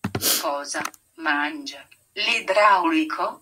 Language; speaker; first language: Italian; non-native, learner; English